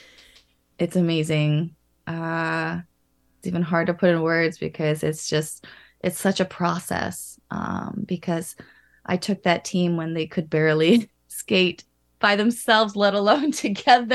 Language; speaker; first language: English; native; English